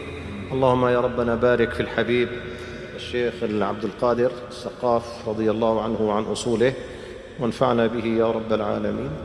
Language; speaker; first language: Arabic; native; Arabic